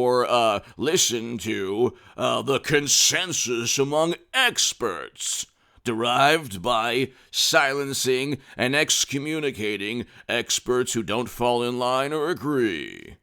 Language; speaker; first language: English; native; English